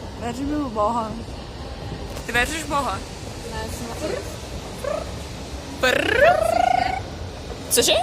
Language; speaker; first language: Czech; non-native, learner; Ukrainian